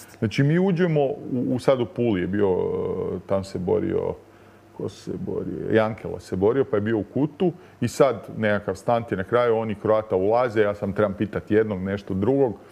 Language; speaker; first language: Croatian; native; Croatian